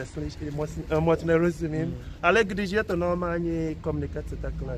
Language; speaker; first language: Czech; non-native, learner; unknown